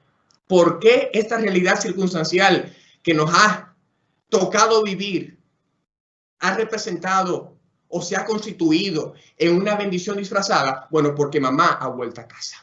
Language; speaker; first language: Spanish; native; Spanish